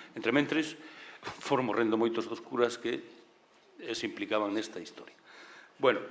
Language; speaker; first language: Galician; native; Galician